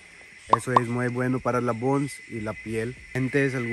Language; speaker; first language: Spanish; non-native, learner; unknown